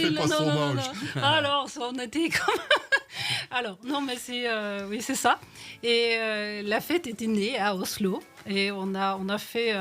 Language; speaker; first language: French; non-native, fluent; Norwegian